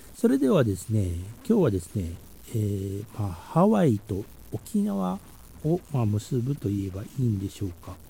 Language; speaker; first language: Japanese; native; Japanese